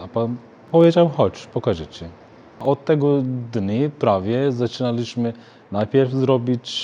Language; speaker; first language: Polish; non-native, learner; Turkish